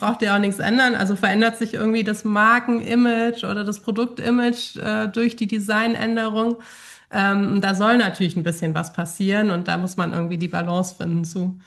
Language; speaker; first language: German; native; German